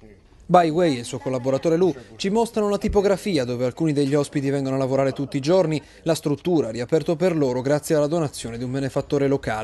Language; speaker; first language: Italian; native; Italian